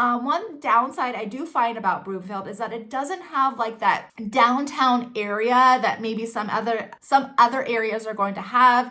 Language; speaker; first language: English; native; English